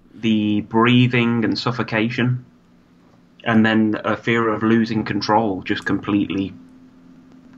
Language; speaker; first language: English; native; English